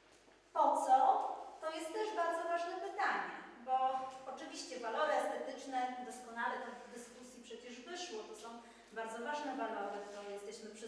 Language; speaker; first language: Polish; native; Polish